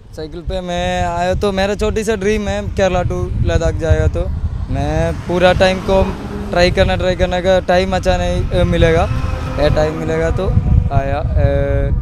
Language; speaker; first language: Hindi; non-native, local second language; Malayalam